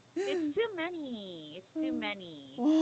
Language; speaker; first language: English; non-native, fluent; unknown